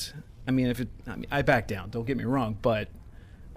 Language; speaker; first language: English; native; English